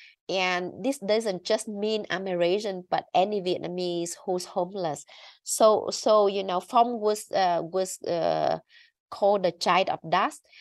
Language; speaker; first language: English; non-native, fluent; Vietnamese